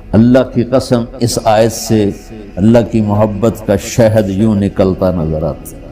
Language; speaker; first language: Urdu; non-native, local second language; Punjabi